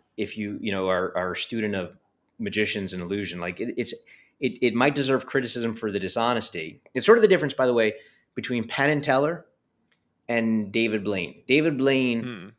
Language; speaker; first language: English; native; English